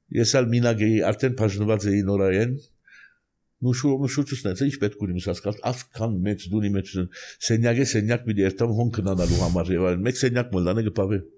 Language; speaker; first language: Armenian; early bilingual, heritage; Armenian